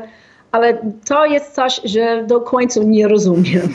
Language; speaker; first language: Polish; non-native, fluent; English